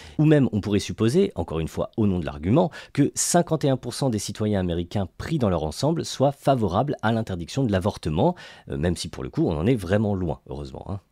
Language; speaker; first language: French; native; French